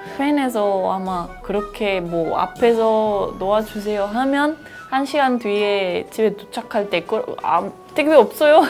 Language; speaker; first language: Korean; non-native, fluent; Spanish